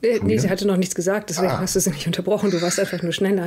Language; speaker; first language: German; native; German